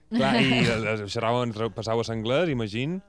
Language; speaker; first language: Catalan; native; Catalan